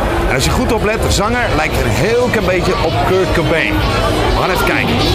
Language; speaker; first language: Dutch; native; Dutch